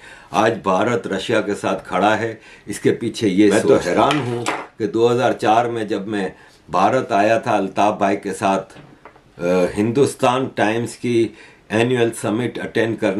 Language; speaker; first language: Urdu; native; Urdu